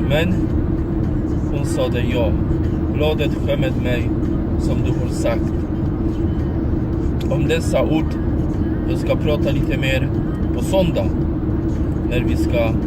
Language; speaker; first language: Swedish; non-native, learner; Polish